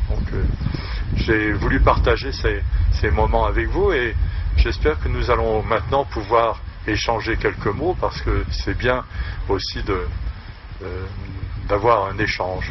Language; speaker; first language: French; native; French